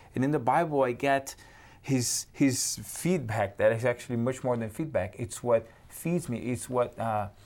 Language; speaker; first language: English; non-native, fluent; Portuguese